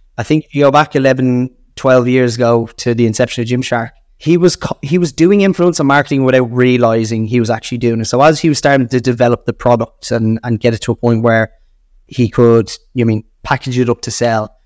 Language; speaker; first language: English; native; English